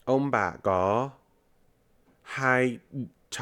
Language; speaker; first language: Vietnamese; non-native, learner; English